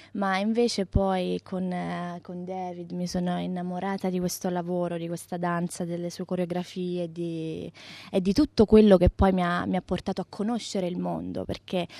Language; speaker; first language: Italian; native; Italian